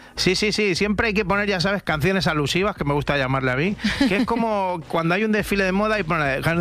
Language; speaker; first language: Spanish; native; Spanish